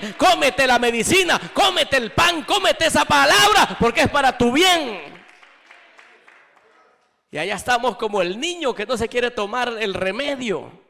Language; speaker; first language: Spanish; native; Spanish